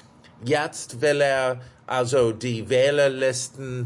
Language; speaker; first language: German; non-native, fluent; English